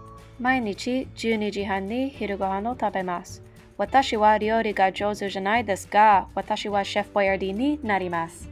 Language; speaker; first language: Japanese; non-native, learner; English